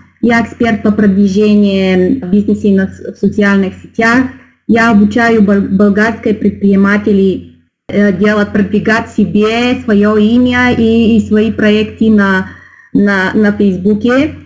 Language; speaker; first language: Russian; non-native, learner; Bulgarian